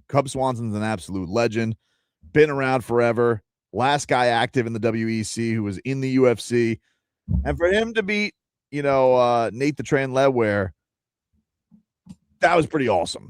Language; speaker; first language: English; native; English